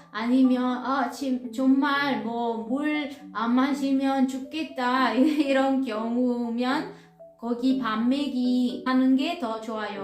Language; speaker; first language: Korean; non-native, fluent; Italian